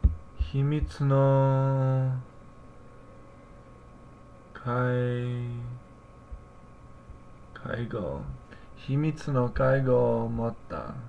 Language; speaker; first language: Japanese; non-native, learner; English